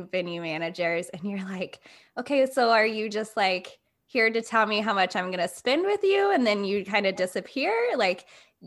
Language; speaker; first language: English; native; English